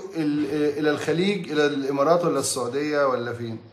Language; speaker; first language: Arabic; native; Arabic